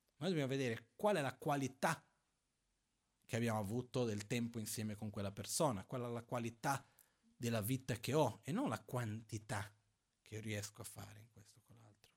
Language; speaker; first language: Italian; non-native, fluent; Portuguese